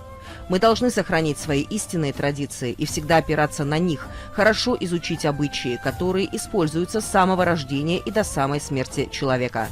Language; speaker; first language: Russian; native; Russian